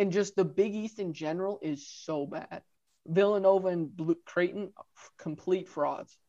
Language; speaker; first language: English; native; English